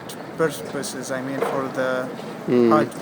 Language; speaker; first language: English; non-native, fluent; Arabic